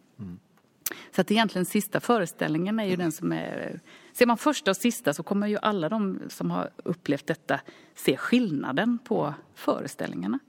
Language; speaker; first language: Swedish; early bilingual, other home language; Finnish